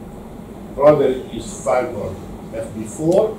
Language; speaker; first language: English; non-native, learner; Italian